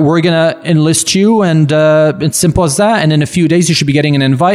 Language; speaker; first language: English; non-native, fluent; French